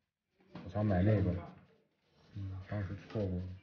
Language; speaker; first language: Chinese; native; Chinese